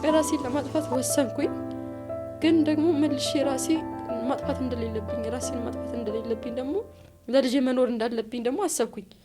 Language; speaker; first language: Amharic; native; Amharic